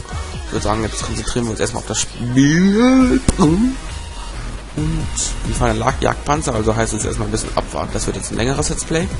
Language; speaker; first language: German; native; German